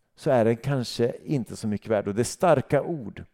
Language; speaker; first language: Swedish; native; Swedish